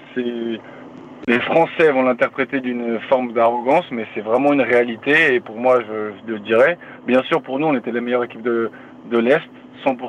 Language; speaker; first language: French; native; French